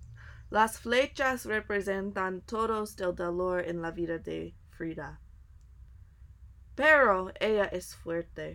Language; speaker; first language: Spanish; non-native, learner; English